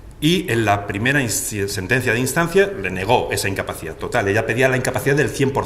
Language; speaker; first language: Spanish; native; Spanish